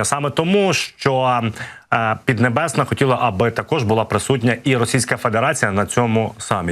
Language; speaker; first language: Ukrainian; native; Ukrainian